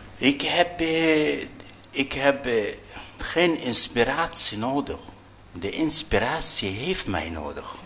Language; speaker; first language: Dutch; non-native, fluent; Arabic